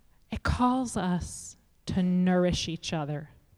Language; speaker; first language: English; native; English